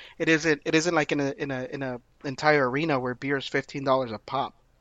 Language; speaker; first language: English; early bilingual, other home language; Spanish